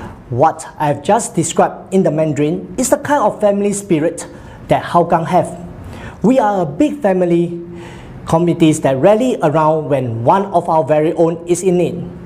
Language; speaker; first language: English; non-native, local second language; Chinese